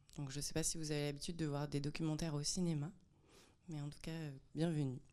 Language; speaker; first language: French; native; French